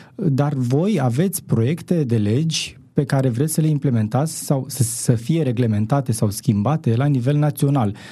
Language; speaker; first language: Romanian; native; Romanian